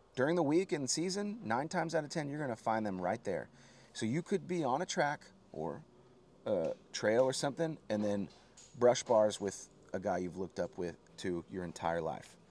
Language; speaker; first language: English; native; English